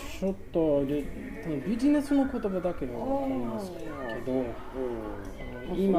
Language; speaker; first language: Japanese; non-native, learner; English